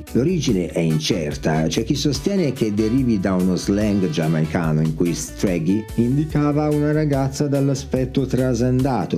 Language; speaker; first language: Italian; native; Italian